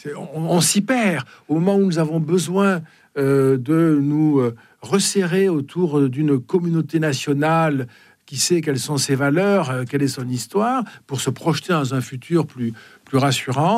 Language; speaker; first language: French; native; French